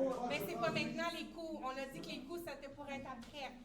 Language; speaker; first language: French; native; French